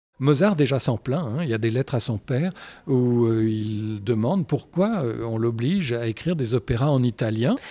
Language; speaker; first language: French; native; French